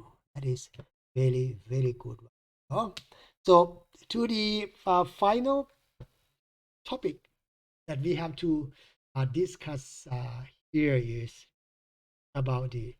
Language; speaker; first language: English; non-native, fluent; Thai